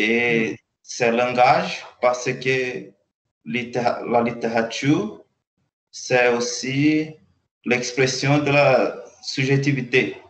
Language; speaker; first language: French; non-native, learner; Portuguese